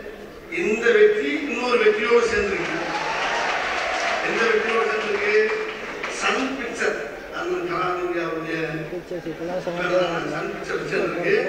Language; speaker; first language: Tamil; native; Tamil